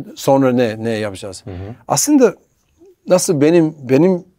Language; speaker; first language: Turkish; non-native, learner; English